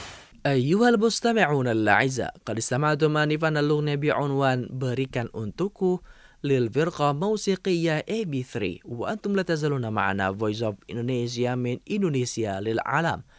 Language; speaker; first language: Arabic; non-native, fluent; Indonesian